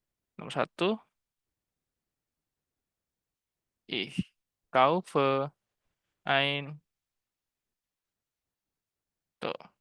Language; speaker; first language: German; non-native, fluent; Indonesian